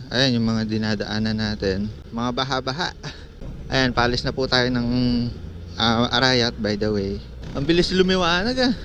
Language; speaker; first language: Filipino; non-native, local second language; Pampanga